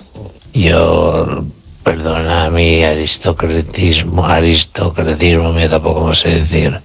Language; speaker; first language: Spanish; native; Spanish